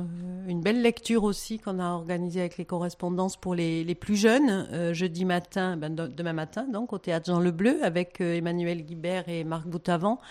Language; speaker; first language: French; native; French